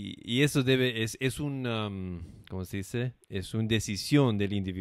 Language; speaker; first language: Spanish; non-native, learner; English